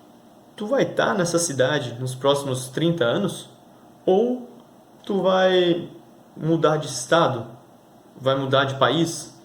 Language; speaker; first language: Portuguese; native; Portuguese